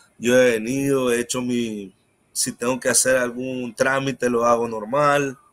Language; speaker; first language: Spanish; non-native, local second language; English